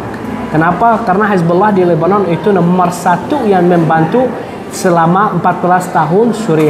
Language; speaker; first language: Indonesian; non-native, fluent; Arabic